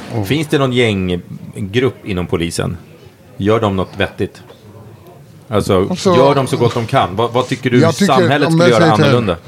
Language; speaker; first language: Swedish; native; Swedish